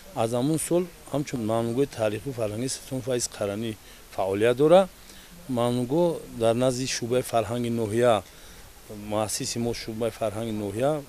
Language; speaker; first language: Tajik; native; Tajik